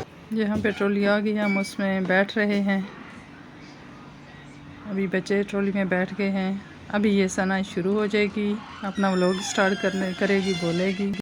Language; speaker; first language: Hindi; native; Hindi